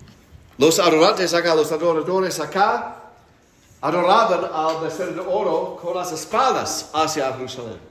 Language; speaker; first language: Spanish; non-native, fluent; English